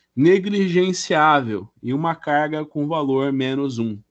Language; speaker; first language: Portuguese; native; Portuguese